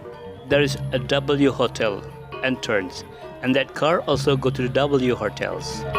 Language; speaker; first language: English; non-native, local second language; Indonesian